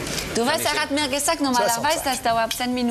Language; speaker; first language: German; non-native, learner; French